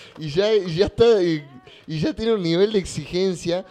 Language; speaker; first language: Spanish; native; Spanish